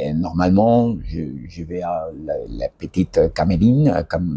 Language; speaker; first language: French; non-native, learner; Spanish